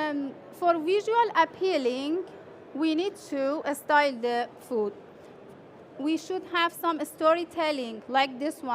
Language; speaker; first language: English; non-native, fluent; Persian